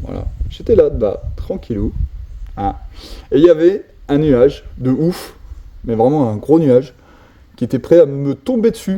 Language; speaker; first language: French; native; French